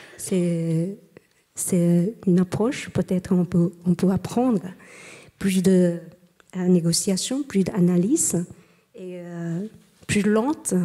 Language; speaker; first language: French; non-native, learner; Chinese